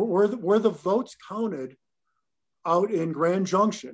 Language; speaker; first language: English; native; English